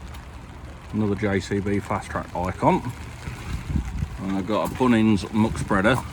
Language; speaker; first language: English; native; English